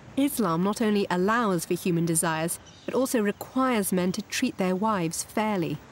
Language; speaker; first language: English; native; English